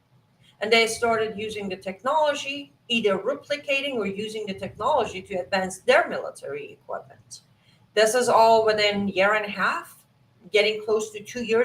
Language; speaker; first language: English; non-native, fluent; Persian